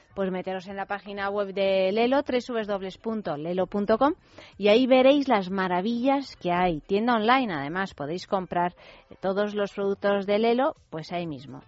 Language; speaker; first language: Spanish; native; Spanish